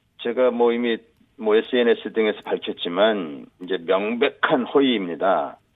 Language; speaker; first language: Korean; native; Korean